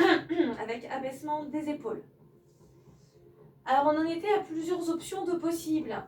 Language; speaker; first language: French; native; French